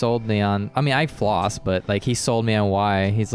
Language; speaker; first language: English; native; English